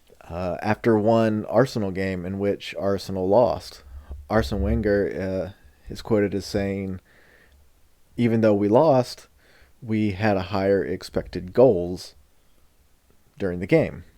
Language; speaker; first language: English; native; English